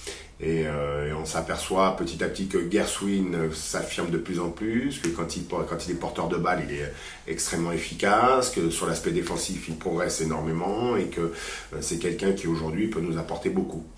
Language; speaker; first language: French; native; French